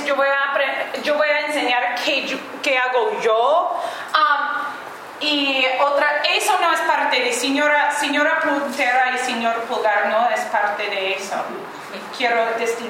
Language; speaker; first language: Spanish; non-native, learner; English